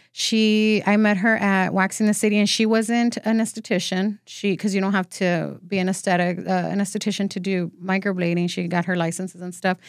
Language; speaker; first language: English; early bilingual, other home language; Spanish